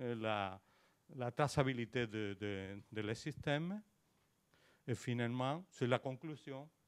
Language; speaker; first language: French; non-native, learner; Spanish